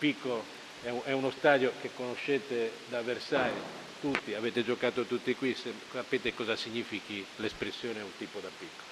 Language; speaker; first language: Italian; native; Italian